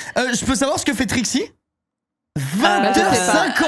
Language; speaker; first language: French; native; French